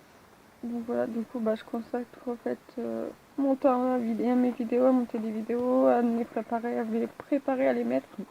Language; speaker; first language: French; native; French